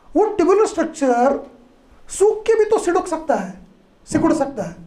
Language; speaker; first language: Hindi; non-native, local second language; Marathi